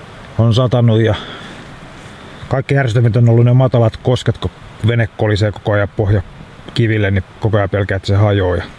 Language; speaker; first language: Finnish; native; Finnish